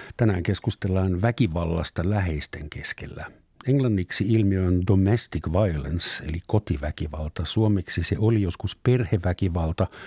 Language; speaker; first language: Finnish; non-native, fluent; German